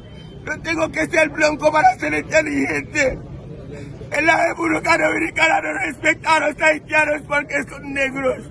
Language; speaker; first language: Spanish; non-native, learner; Haitian Creole